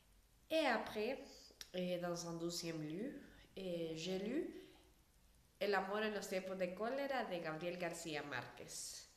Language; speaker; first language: French; non-native, learner; Spanish